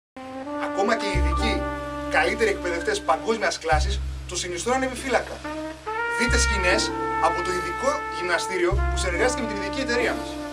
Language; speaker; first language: Greek; native; Greek